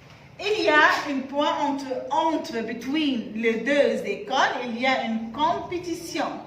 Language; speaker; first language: French; non-native, fluent; Arabic